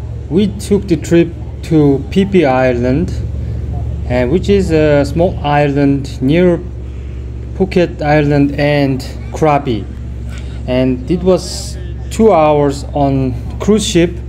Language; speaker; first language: English; non-native, fluent; Mongolian